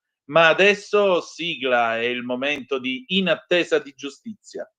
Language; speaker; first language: Italian; native; Italian